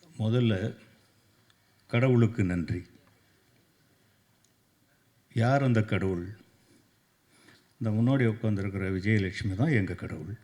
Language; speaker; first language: Tamil; native; Tamil